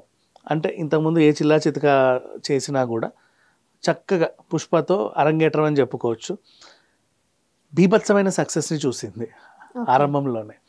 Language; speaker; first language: Telugu; native; Telugu